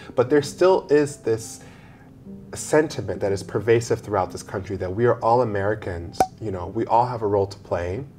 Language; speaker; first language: English; native; English